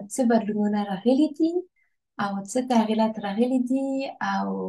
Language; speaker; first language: Pashto; non-native, fluent; French